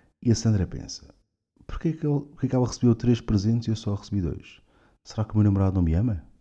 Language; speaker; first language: Portuguese; native; Portuguese